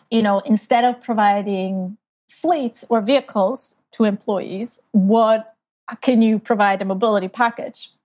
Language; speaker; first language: English; non-native, fluent; German